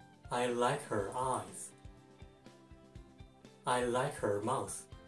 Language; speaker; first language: English; non-native, fluent; Japanese